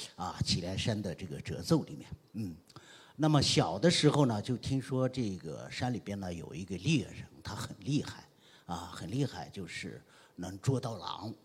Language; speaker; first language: Chinese; native; Chinese